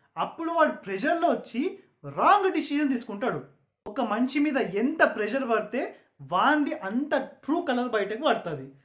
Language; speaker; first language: Telugu; non-native, local second language; Urdu